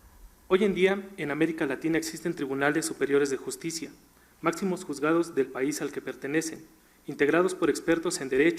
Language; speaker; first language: Spanish; native; Spanish